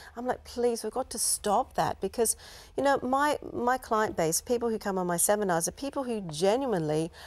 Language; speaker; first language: English; native; English